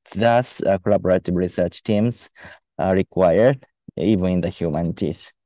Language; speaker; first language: English; non-native, fluent; Japanese